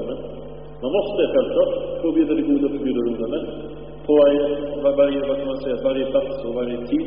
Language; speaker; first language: Swedish; early bilingual, other home language; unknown